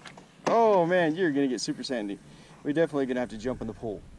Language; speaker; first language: English; native; English